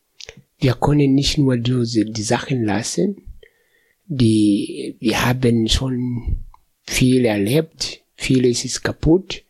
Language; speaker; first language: German; non-native, fluent; Swahili